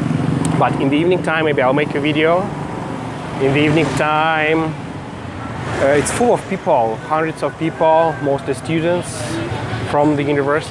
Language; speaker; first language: English; non-native, fluent; Russian